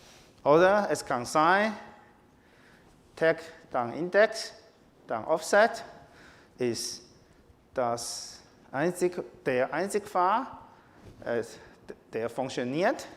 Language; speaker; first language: German; non-native, fluent; Chinese